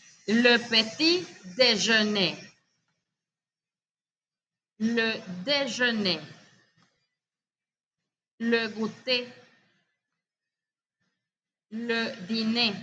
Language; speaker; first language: French; non-native, fluent; Spanish